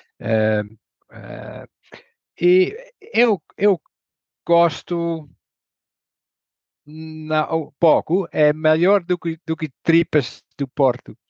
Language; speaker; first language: Portuguese; non-native, learner; Dutch